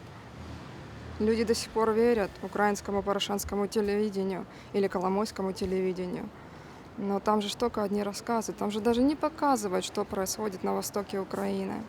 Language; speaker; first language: Russian; native; Russian